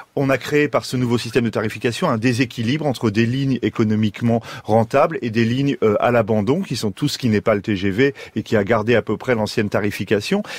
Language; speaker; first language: French; native; French